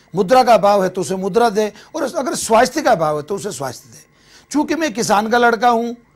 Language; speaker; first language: Hindi; native; Hindi